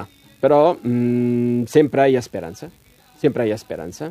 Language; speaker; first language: Catalan; non-native, fluent; Riffian